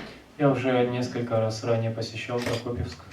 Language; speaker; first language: Russian; native; Russian